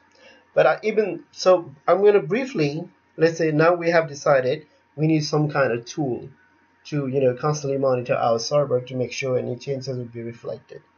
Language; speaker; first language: English; non-native, fluent; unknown